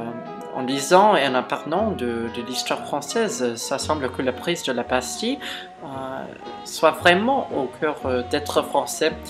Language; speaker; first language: French; non-native, fluent; English